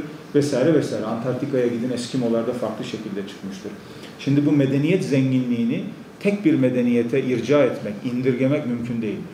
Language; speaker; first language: Turkish; native; Turkish